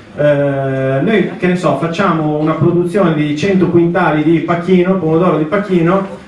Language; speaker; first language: Italian; native; Italian